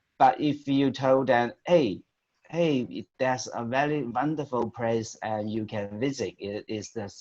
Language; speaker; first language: English; non-native, fluent; Chinese